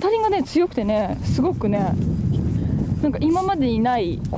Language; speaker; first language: Japanese; native; Japanese